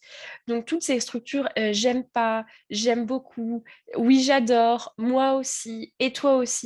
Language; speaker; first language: French; native; French